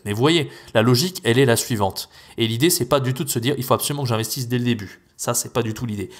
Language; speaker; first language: French; native; French